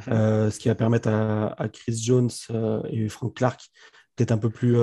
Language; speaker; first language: French; native; French